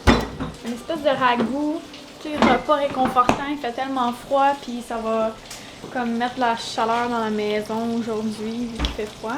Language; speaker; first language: French; native; French